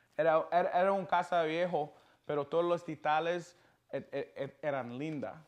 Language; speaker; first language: Spanish; non-native, learner; English